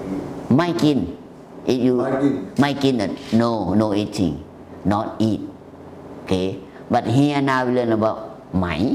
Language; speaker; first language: English; non-native, learner; Thai